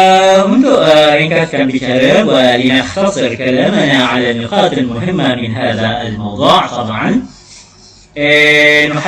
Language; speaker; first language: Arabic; non-native, fluent; Malay